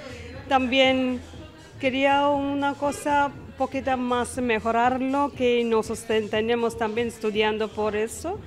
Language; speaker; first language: Spanish; non-native, learner; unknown